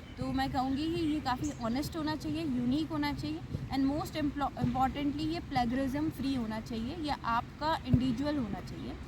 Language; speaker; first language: Hindi; native; Hindi